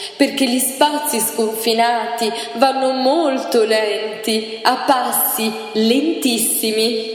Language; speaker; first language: Italian; native; Italian